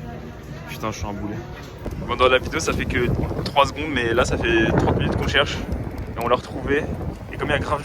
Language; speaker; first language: French; native; French